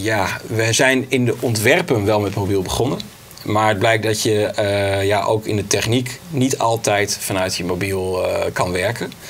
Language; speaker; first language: Dutch; native; Dutch